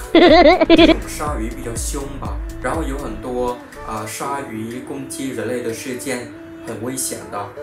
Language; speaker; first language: Chinese; non-native, fluent; Vietnamese